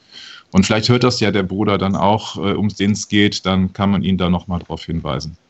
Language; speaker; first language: German; native; German